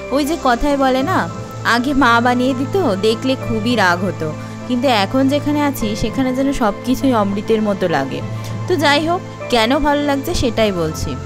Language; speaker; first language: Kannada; non-native, learner; Bangla